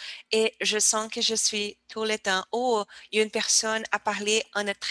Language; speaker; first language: French; non-native, learner; Portuguese